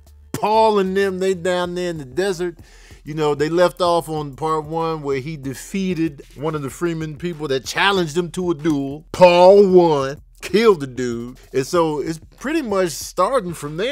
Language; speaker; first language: English; native; English